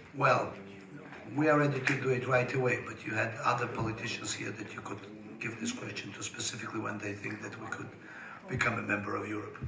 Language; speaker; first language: English; non-native, fluent; Georgian